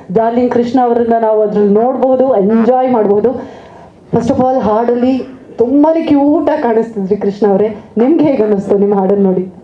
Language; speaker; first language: Kannada; native; Kannada